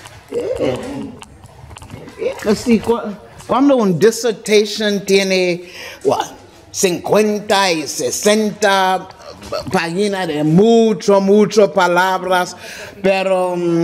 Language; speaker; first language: Spanish; non-native, learner; English